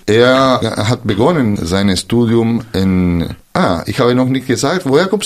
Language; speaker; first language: German; non-native, fluent; Spanish